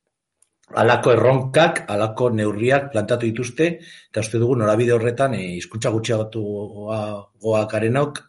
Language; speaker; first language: Basque; native; Basque